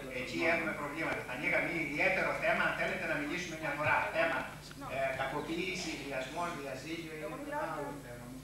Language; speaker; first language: Greek; native; Greek